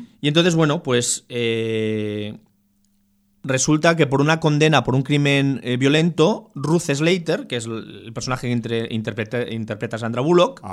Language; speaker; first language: Spanish; native; Spanish